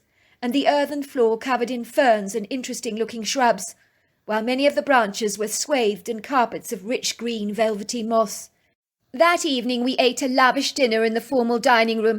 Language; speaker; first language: English; native; English